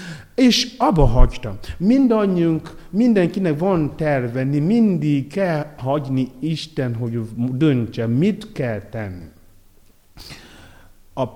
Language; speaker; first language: Hungarian; non-native, learner; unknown